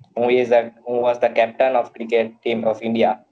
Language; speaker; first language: English; non-native, local second language; Gujarati